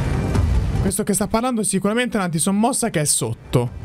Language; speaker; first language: Italian; native; Italian